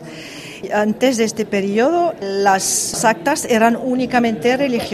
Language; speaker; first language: Spanish; early bilingual, heritage; French